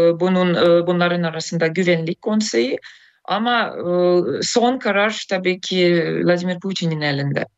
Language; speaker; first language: Turkish; non-native, fluent; Russian